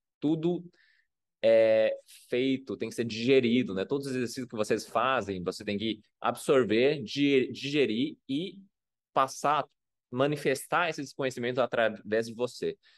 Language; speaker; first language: Portuguese; non-native, fluent; Chinese